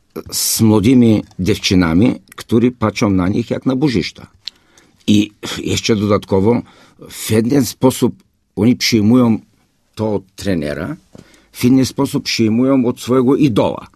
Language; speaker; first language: Polish; non-native, fluent; Bulgarian